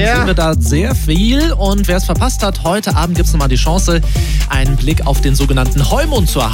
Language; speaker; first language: German; native; German